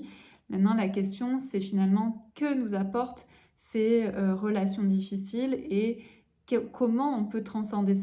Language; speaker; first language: French; native; French